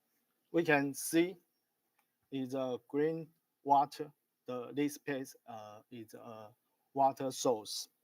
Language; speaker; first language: English; non-native, learner; Chinese